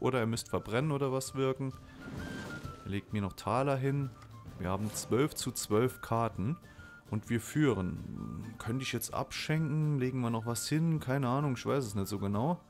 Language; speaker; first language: German; native; German